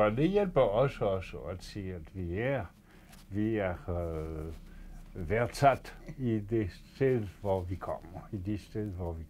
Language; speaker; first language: Danish; non-native, fluent; French